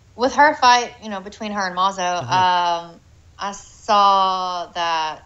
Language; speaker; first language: English; native; English